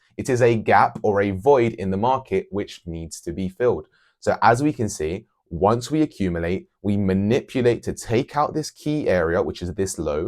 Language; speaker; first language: English; native; English